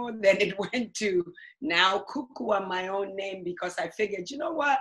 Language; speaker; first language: English; non-native, local second language; Akan